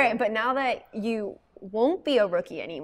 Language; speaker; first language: English; native; English